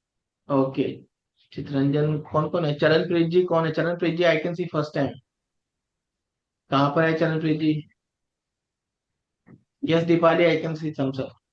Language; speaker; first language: Hindi; native; Hindi